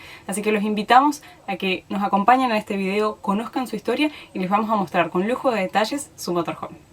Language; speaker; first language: Spanish; native; Spanish